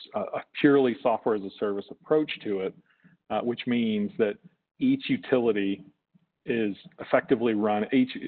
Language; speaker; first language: English; native; English